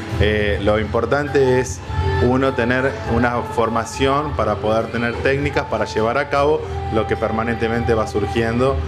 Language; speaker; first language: Spanish; native; Spanish